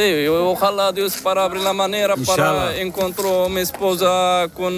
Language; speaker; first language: Spanish; non-native, learner; Arabic